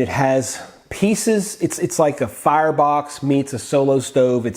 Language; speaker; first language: English; native; English